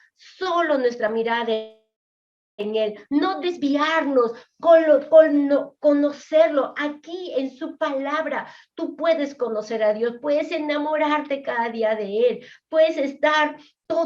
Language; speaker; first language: Spanish; native; Spanish